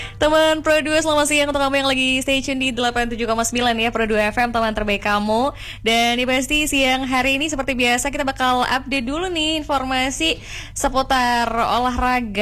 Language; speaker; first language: Indonesian; native; Indonesian